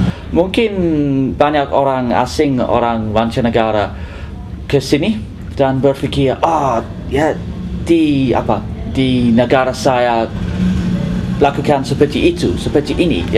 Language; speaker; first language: Indonesian; non-native, learner; English